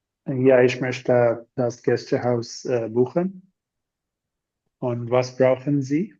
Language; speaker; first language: German; non-native, learner; Urdu